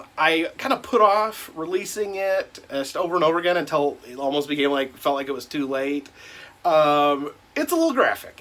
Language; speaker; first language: English; native; English